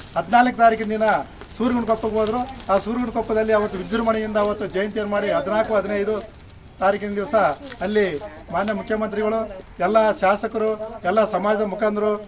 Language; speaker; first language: Kannada; non-native, local second language; Lambadi